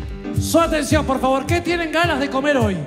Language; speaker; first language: Spanish; native; Spanish